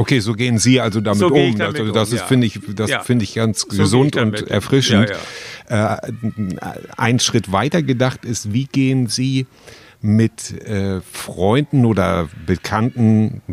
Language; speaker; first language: German; native; German